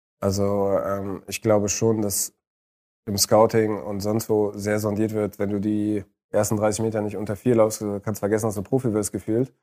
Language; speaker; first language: German; early bilingual, other home language; Arabic